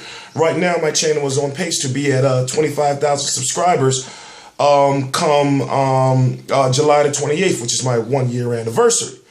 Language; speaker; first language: English; native; English